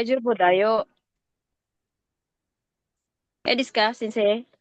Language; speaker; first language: Japanese; non-native, learner; Filipino